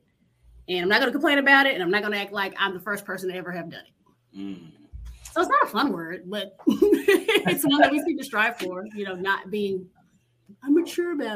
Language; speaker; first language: English; native; English